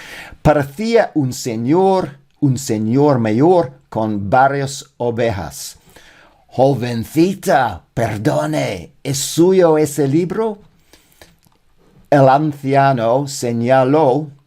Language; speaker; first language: Spanish; non-native, learner; English